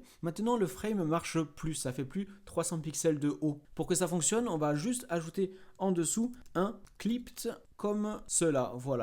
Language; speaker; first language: French; native; French